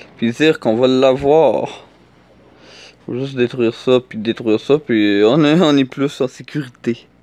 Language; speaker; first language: French; native; French